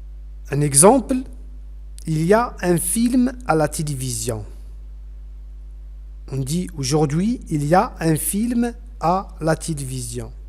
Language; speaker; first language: French; non-native, fluent; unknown